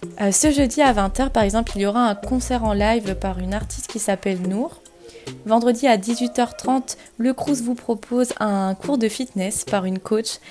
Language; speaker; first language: French; native; French